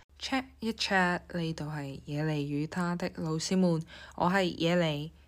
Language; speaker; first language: Chinese; non-native, local second language; Cantonese